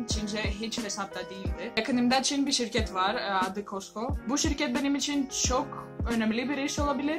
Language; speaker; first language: Turkish; non-native, learner; Greek